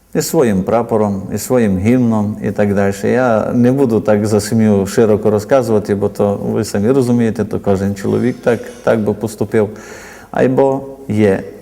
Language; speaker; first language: Ukrainian; native; Ukrainian